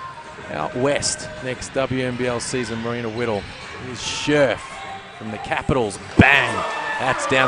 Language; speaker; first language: English; native; English